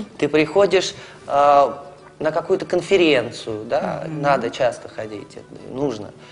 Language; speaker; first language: Russian; native; Russian